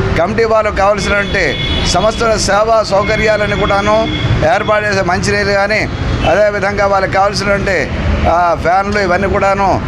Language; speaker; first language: Telugu; native; Telugu